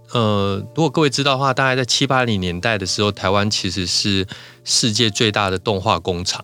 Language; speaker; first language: Chinese; native; Chinese